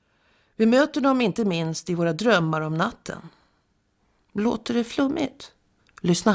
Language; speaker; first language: Swedish; native; Swedish